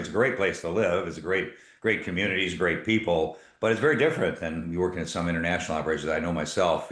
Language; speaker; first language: English; native; English